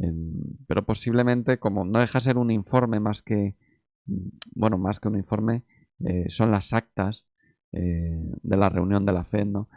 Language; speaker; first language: Spanish; native; Spanish